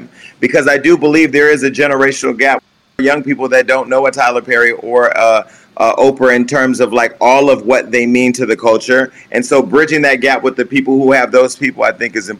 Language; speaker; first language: English; native; English